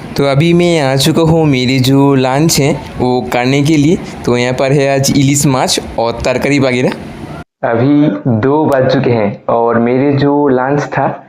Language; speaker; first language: Hindi; non-native, local second language; Bangla